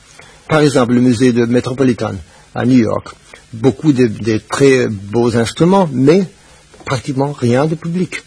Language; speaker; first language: French; non-native, fluent; Spanish